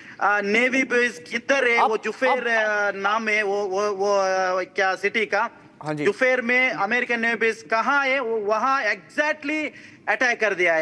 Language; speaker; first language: Hindi; non-native, local second language; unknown